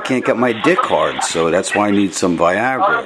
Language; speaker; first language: English; native; English